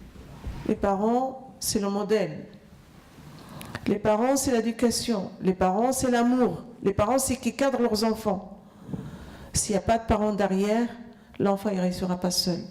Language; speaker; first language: French; non-native, fluent; Arabic